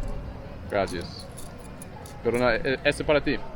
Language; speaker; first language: Spanish; non-native, learner; English